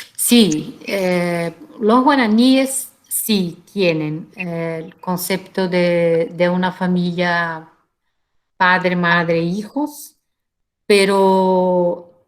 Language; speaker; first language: Spanish; non-native, fluent; Portuguese